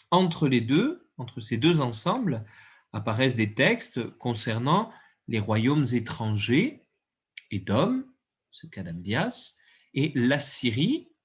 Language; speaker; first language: French; native; French